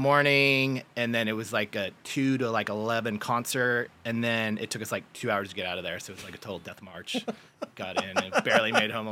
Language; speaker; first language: English; native; English